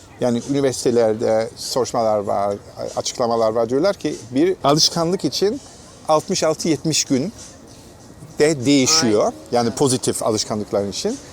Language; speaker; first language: Turkish; non-native, fluent; German